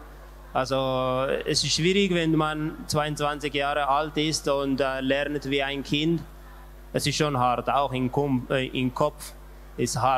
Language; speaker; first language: German; non-native, learner; Tigrinya